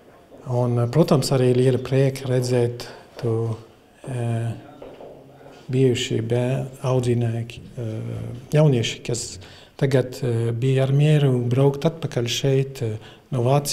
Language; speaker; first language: Latvian; non-native, learner; French